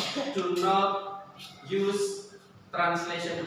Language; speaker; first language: English; non-native, fluent; Indonesian